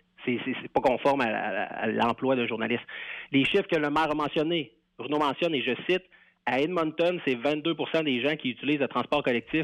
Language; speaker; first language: French; native; French